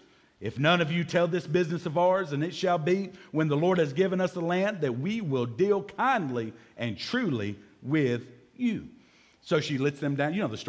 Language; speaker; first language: English; native; English